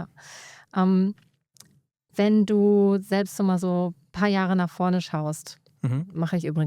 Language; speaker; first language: German; native; German